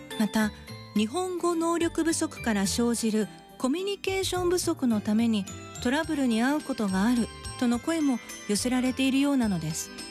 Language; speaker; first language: Japanese; native; Japanese